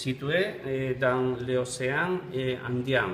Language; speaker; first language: French; non-native, learner; Spanish